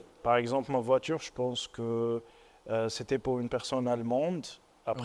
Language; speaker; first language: French; non-native, local second language; Arabic